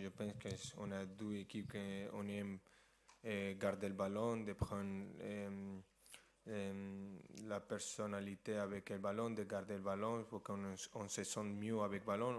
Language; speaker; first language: French; non-native, fluent; Spanish